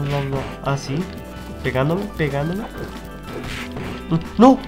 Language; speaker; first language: Spanish; native; Spanish